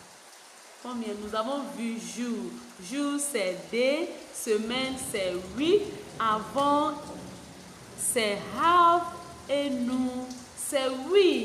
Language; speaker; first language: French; non-native, fluent; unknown